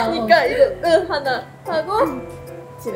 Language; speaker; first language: Korean; non-native, fluent; Japanese